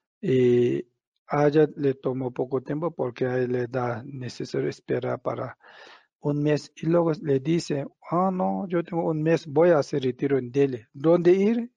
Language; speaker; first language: Spanish; non-native, learner; Tibetan